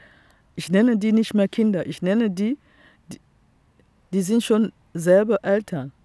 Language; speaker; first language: German; non-native, fluent; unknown